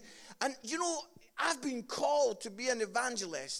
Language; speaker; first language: English; native; English